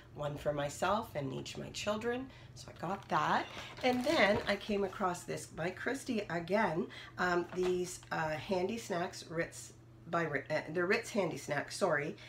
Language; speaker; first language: English; native; English